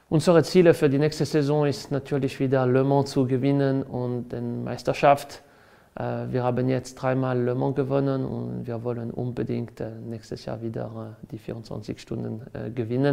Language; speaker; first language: German; non-native, fluent; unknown